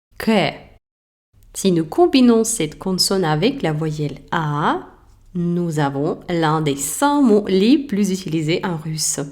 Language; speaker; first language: French; non-native, fluent; Russian